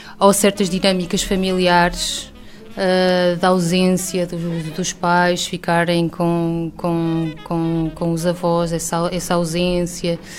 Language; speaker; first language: Portuguese; native; Portuguese